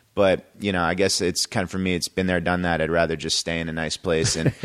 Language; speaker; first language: English; native; English